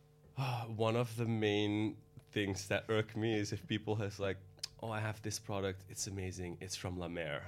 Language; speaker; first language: English; non-native, fluent; Dutch